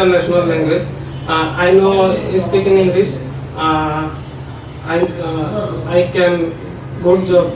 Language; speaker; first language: English; non-native, learner; Bangla